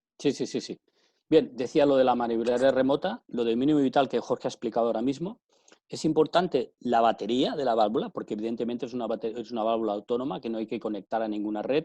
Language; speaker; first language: Spanish; native; Spanish